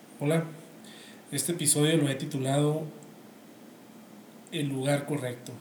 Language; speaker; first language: Spanish; native; Spanish